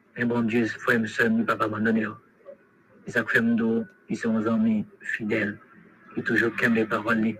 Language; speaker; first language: French; non-native, local second language; Haitian Creole